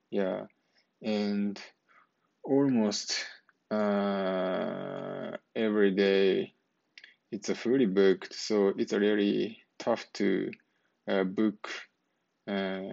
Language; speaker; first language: English; non-native, learner; Japanese